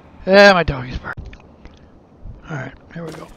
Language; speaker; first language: English; native; English